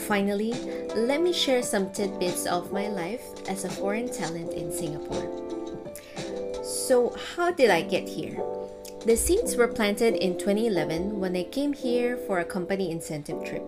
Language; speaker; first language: English; non-native, local second language; Filipino